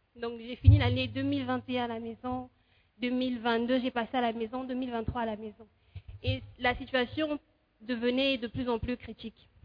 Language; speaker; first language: French; non-native, fluent; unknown